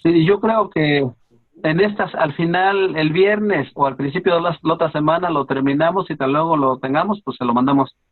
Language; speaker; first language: Spanish; native; Spanish